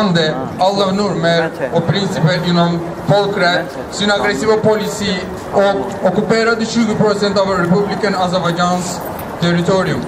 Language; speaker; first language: Swedish; non-native, fluent; Azerbaijani